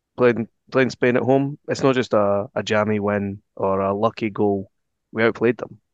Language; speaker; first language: English; native; English